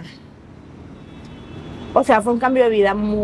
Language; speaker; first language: Spanish; native; Spanish